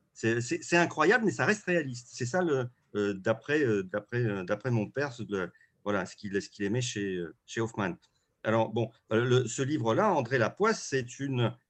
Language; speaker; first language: French; early bilingual, other home language; Russian